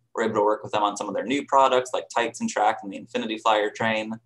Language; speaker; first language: English; native; English